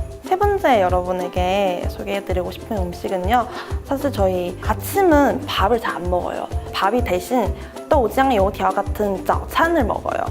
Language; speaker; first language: Korean; non-native, fluent; Chinese